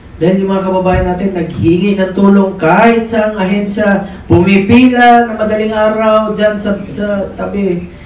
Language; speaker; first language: Filipino; non-native, local second language; Cebuano